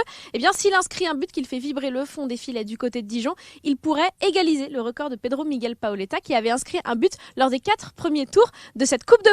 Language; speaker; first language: French; native; French